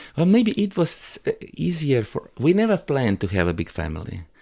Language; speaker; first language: English; non-native, fluent; Croatian